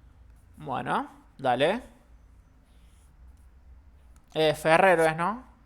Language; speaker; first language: Spanish; native; Spanish